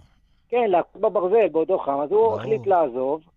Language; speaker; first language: Hebrew; native; Hebrew